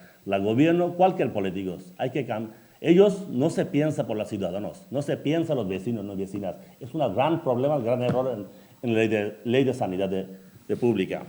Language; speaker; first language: Spanish; non-native, learner; Bangla